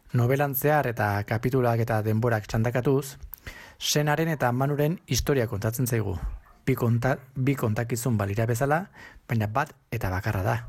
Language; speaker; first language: Basque; non-native, local second language; Spanish